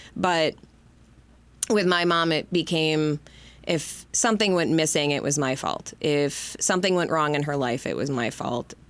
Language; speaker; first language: English; native; English